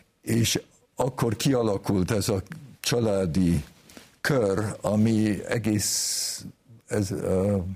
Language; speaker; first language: Hungarian; early bilingual, heritage; Hungarian